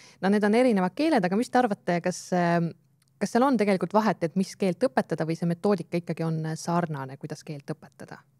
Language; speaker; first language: Estonian; native; Estonian